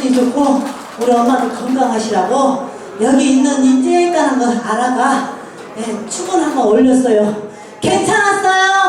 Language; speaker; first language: Korean; native; Korean